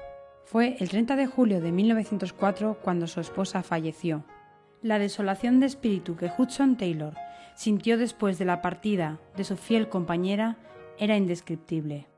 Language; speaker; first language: Spanish; native; Spanish